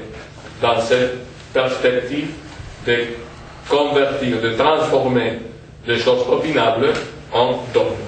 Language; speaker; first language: French; non-native, fluent; Spanish